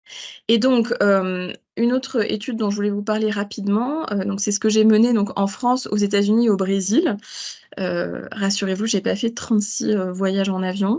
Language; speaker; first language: French; native; French